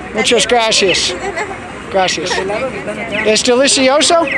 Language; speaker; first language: Spanish; non-native, learner; English